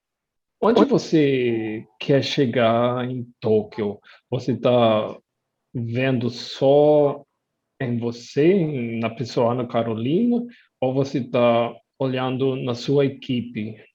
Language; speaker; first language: Portuguese; non-native, fluent; German